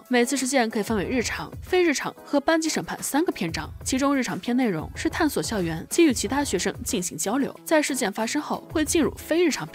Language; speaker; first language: Chinese; native; Chinese